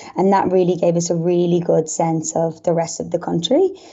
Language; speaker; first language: English; native; English